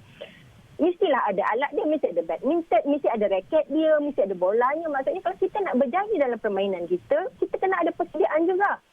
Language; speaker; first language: Malay; native; Malay